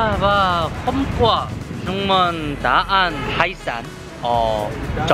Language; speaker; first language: Vietnamese; non-native, learner; Korean